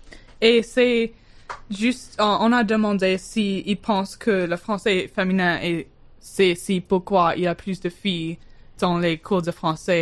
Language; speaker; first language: French; non-native, learner; English